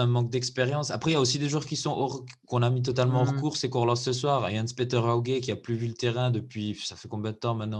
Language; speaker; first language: French; native; French